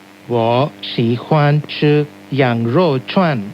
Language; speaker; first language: Chinese; non-native, learner; Hindi